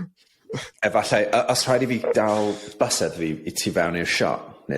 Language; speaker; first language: Welsh; non-native, fluent; English